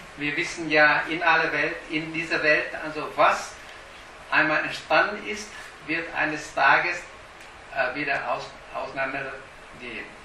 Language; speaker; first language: German; non-native, fluent; Vietnamese